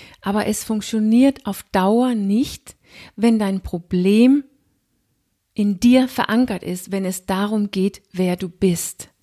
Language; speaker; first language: German; non-native, fluent; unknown